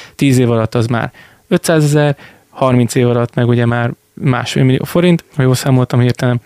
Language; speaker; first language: Hungarian; native; Hungarian